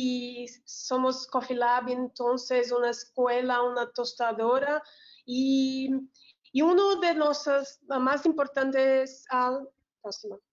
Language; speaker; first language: Spanish; non-native, learner; Portuguese